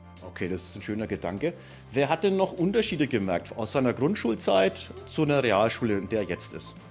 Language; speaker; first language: German; native; German